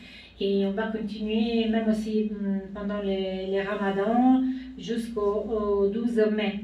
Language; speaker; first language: French; non-native, fluent; Italian